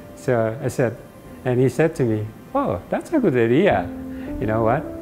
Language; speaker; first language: English; non-native, local second language; Filipino